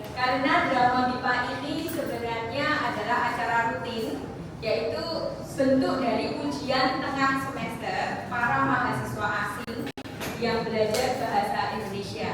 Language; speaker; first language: Indonesian; native; Indonesian